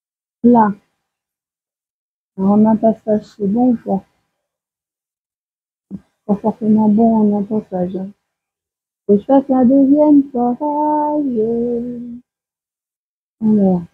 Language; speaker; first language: French; native; French